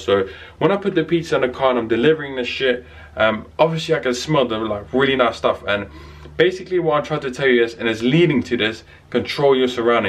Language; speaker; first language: English; native; English